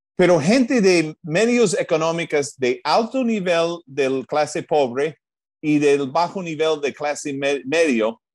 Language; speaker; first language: Spanish; non-native, fluent; English